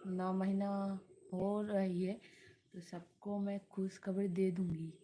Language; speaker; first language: Hindi; non-native, local second language; Bangla